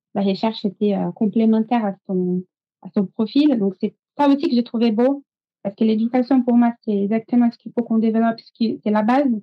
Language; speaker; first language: French; non-native, fluent; Portuguese